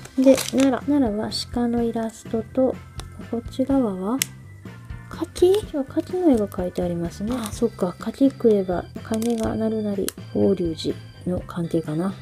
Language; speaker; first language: Japanese; native; Japanese